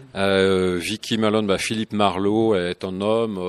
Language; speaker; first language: French; native; French